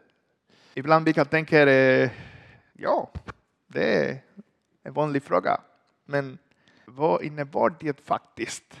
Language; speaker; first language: Swedish; non-native, learner; Spanish